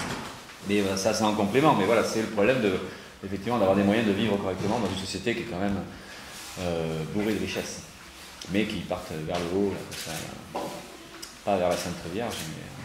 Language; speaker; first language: French; native; French